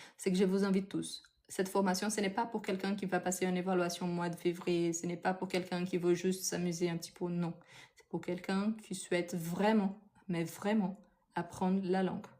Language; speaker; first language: French; non-native, fluent; Portuguese